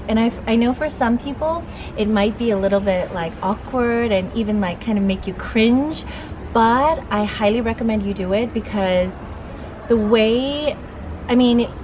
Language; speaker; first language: English; native; English